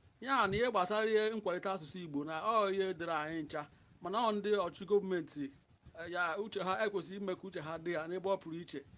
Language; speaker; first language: Igbo; native; Igbo